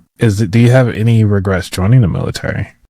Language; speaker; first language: English; native; English